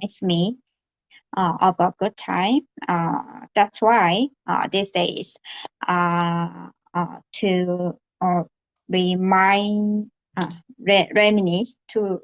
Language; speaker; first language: English; non-native, learner; Korean